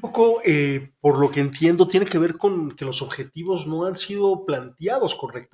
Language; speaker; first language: Spanish; native; Spanish